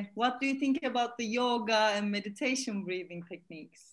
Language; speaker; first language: English; non-native, fluent; Turkish